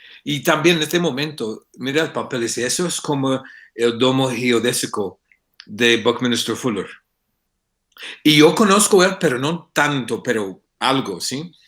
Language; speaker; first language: Spanish; non-native, fluent; English